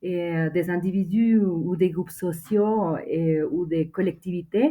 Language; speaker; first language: French; non-native, fluent; Spanish